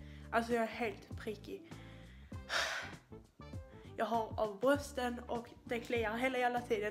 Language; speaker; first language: Swedish; native; Swedish